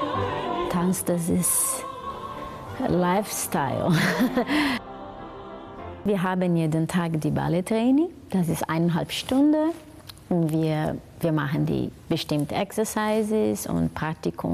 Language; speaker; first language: German; non-native, fluent; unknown